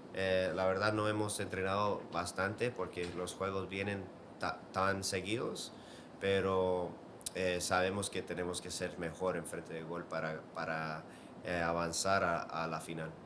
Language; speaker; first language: Spanish; early bilingual, heritage; Spanish